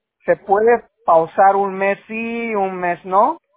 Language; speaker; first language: Spanish; native; Spanish